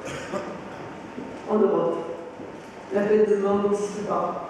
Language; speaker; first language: French; native; French